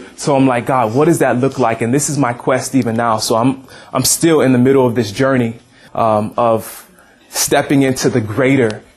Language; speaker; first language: English; native; English